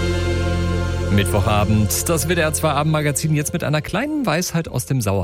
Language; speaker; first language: German; native; German